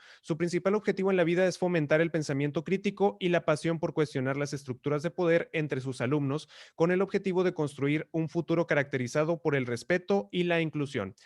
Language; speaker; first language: Spanish; native; Spanish